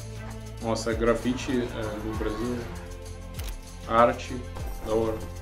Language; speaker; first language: Portuguese; non-native, learner; Russian